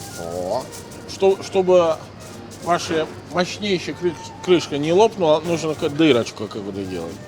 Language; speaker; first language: Russian; non-native, fluent; Italian